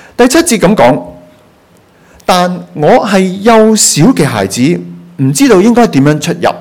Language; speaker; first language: Chinese; non-native, local second language; Cantonese